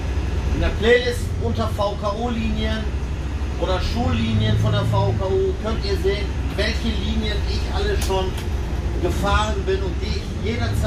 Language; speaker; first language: German; native; German